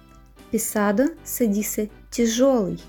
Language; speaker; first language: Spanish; non-native, fluent; Russian